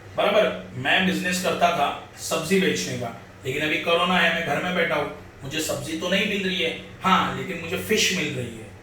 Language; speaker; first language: Hindi; non-native, local second language; Marathi